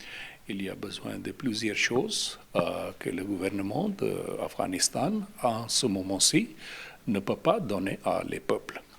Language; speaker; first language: French; non-native, fluent; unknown